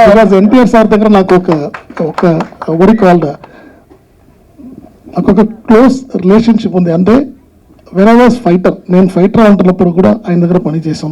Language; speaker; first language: Telugu; non-native, learner; Tamil